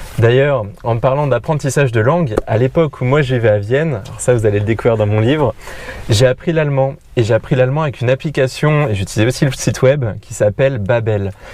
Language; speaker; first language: French; native; French